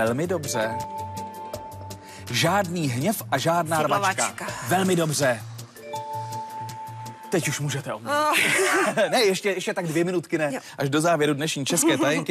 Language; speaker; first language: Czech; native; Czech